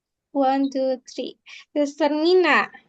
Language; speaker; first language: English; non-native, fluent; Indonesian